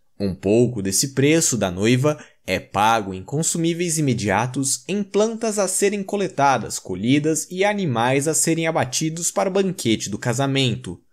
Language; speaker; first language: Portuguese; native; Portuguese